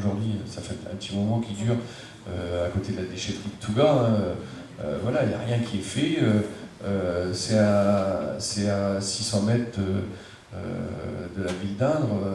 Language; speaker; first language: French; native; French